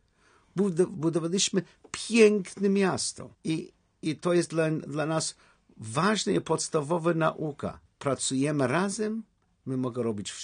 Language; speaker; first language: Polish; non-native, learner; English